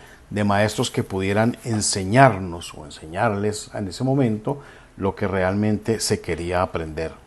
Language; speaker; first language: Spanish; native; Spanish